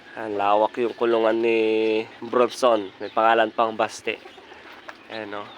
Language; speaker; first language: Filipino; native; Filipino